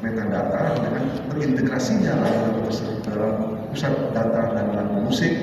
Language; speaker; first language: Indonesian; native; Indonesian